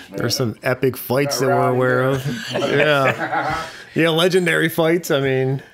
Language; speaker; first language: English; native; English